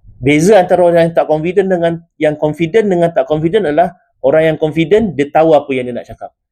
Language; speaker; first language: Malay; native; Malay